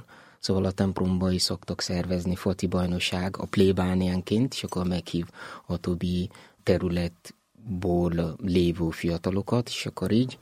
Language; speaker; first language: Hungarian; non-native, learner; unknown